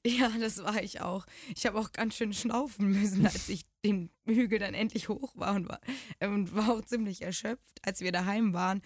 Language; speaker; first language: German; native; German